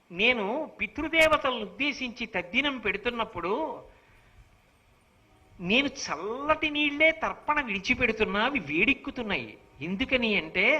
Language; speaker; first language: Telugu; native; Telugu